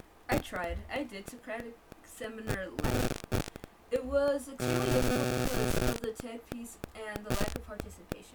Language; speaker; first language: English; early bilingual, other home language; Spanish